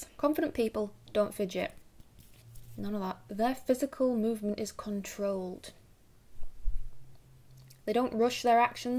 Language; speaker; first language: English; native; English